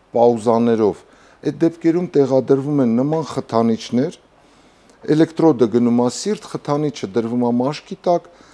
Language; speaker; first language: Armenian; native; Armenian